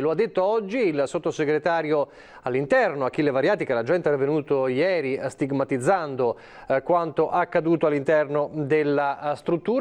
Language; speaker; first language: Italian; native; Italian